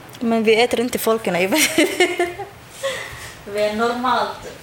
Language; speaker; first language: Swedish; non-native, learner; Somali